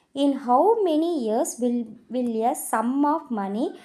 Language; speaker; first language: English; non-native, local second language; Tamil